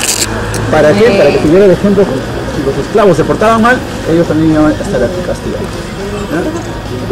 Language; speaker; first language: Spanish; native; Spanish